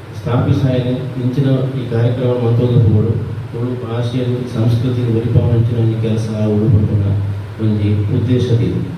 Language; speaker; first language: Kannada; non-native, local second language; Tulu